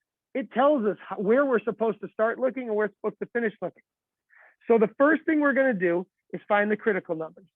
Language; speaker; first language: English; native; English